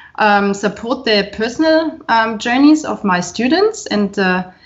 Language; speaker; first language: English; non-native, fluent; German